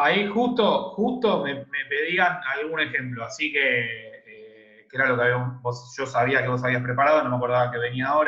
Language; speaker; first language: Spanish; native; Spanish